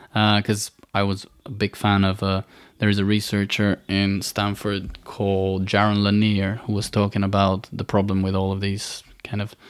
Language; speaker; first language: English; non-native, fluent; Bulgarian